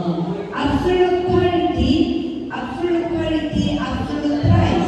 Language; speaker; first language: English; non-native, learner; Korean